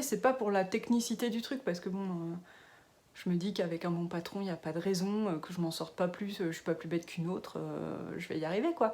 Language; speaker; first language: French; native; French